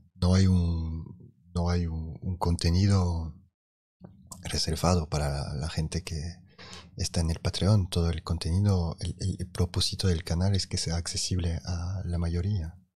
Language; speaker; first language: Spanish; non-native, fluent; French